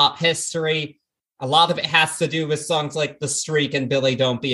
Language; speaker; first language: English; native; English